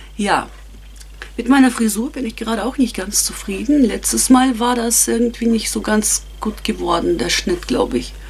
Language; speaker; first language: German; non-native, fluent; Russian